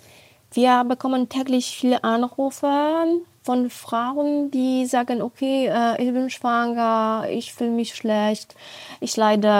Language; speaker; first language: German; non-native, fluent; Polish